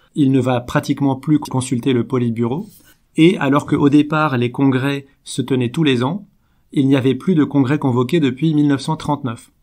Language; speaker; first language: French; native; French